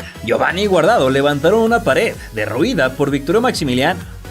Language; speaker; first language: Spanish; native; Spanish